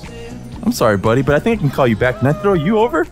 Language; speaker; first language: English; native; English